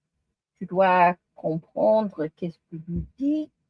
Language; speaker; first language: French; non-native, learner; English